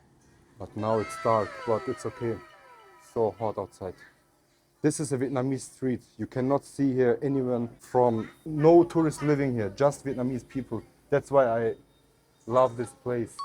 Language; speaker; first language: English; non-native, learner; Turkish